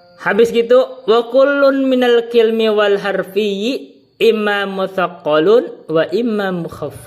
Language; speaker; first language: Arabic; non-native, fluent; Indonesian